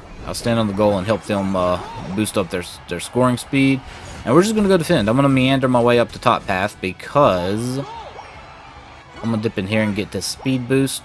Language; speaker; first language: English; native; English